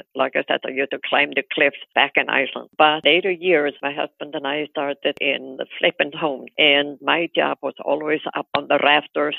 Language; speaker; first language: English; non-native, fluent; Icelandic